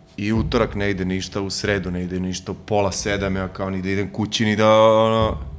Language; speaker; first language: Serbian; native; Serbian